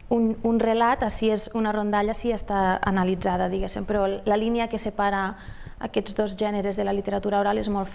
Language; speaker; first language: Catalan; native; Catalan